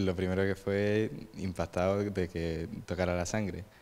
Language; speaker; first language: Spanish; native; Spanish